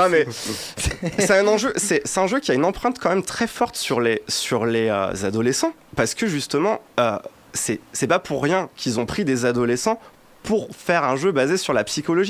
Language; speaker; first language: French; native; French